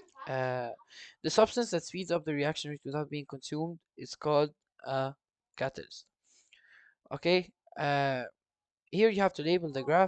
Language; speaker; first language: English; non-native, fluent; Arabic